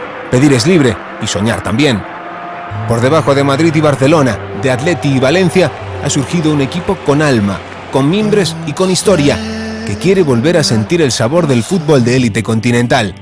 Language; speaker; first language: Spanish; native; Spanish